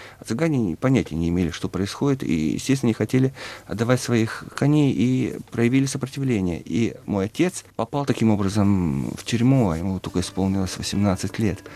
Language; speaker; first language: Russian; native; Russian